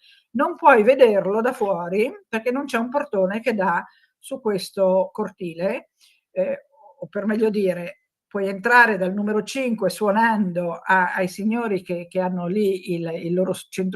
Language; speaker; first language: Italian; native; Italian